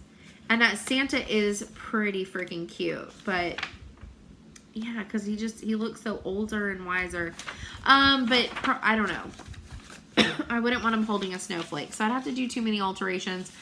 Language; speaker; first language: English; native; English